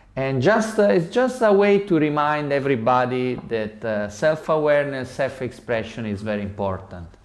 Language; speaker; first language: English; non-native, learner; Italian